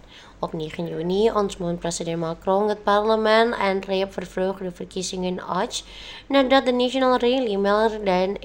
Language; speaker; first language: Dutch; non-native, fluent; Indonesian